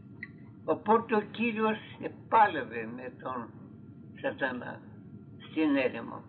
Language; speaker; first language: Greek; non-native, fluent; Russian